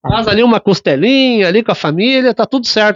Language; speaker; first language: Portuguese; native; Portuguese